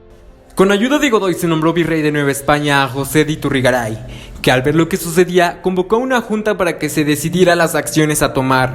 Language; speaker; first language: Spanish; native; Spanish